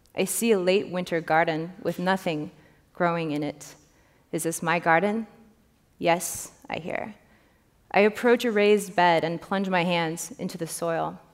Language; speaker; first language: English; native; English